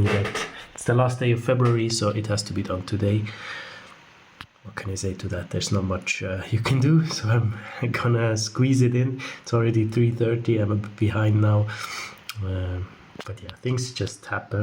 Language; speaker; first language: English; non-native, fluent; German